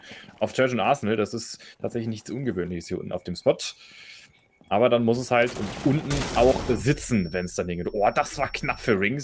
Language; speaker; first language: German; native; German